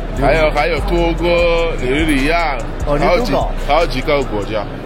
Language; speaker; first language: Chinese; non-native, fluent; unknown